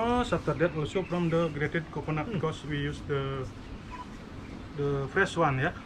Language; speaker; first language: English; non-native, learner; Indonesian